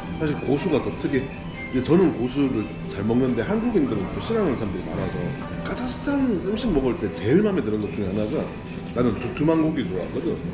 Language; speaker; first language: Korean; native; Korean